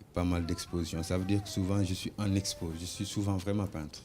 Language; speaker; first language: French; non-native, local second language; Wolof